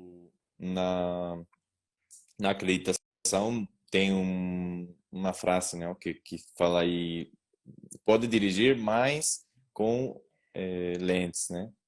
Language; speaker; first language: Portuguese; non-native, learner; Spanish